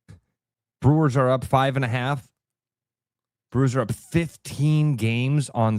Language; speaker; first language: English; native; English